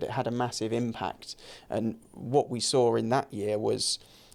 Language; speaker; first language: English; native; English